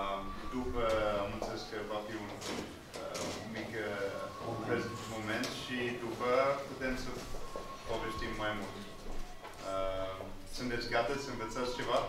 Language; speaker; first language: Romanian; non-native, fluent; English